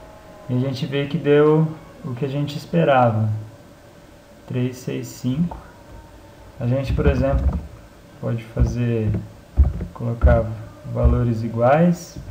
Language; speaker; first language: Portuguese; native; Portuguese